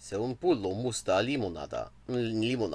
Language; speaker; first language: Finnish; non-native, learner; English